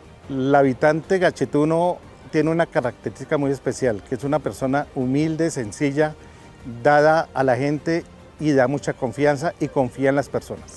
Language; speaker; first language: Spanish; native; Spanish